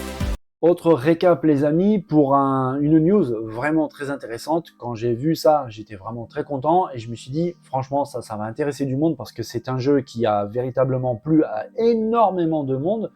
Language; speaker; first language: French; native; French